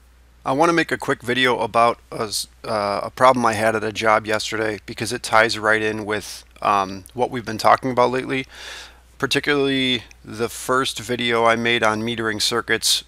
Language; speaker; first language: English; native; English